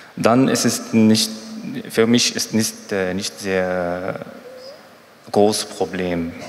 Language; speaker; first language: German; non-native, learner; Arabic